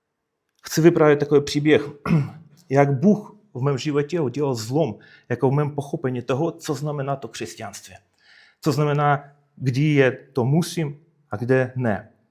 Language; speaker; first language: Czech; non-native, fluent; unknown